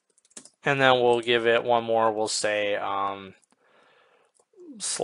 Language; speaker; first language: English; native; English